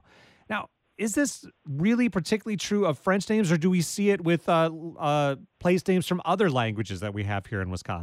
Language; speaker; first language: English; native; English